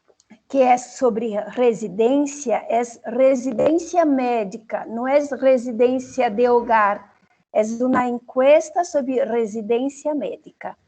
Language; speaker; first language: Spanish; non-native, fluent; Portuguese